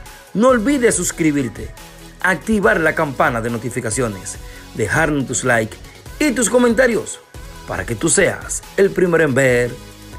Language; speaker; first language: Spanish; native; Spanish